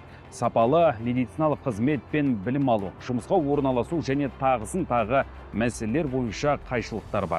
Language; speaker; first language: Kazakh; native; Kazakh